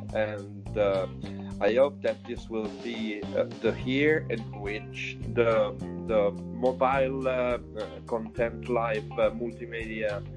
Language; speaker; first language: English; non-native, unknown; Italian